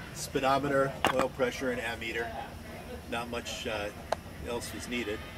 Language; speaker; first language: English; native; English